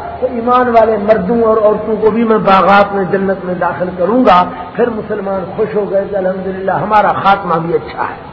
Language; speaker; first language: Urdu; non-native, local second language; Punjabi